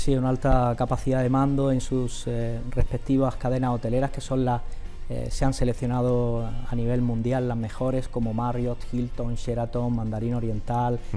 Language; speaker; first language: Spanish; native; Spanish